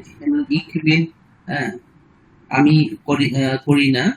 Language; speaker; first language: German; non-native, learner; Bangla